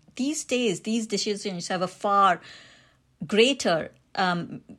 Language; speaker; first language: English; non-native, local second language; Hindi